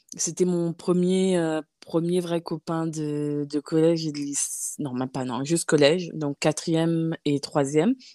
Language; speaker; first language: French; native; French